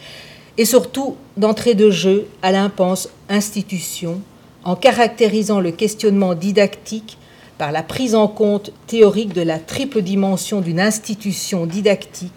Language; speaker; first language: French; native; French